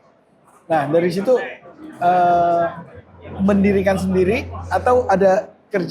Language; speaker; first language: Indonesian; native; Indonesian